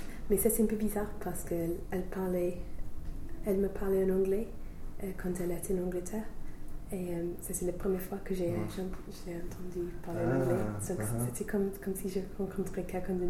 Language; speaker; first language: French; non-native, fluent; English